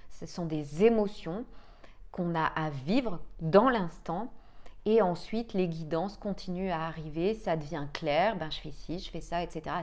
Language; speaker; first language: French; native; French